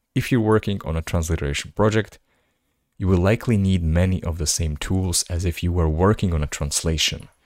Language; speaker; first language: English; non-native, fluent; Slovak